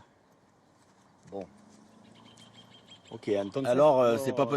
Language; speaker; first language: French; native; French